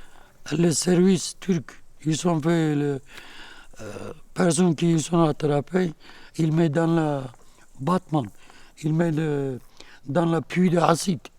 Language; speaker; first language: French; non-native, learner; Kurdish